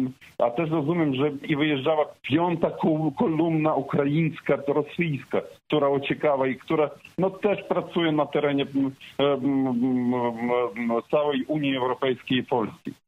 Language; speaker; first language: Polish; non-native, fluent; Ukrainian